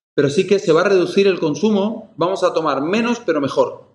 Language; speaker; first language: Spanish; native; Spanish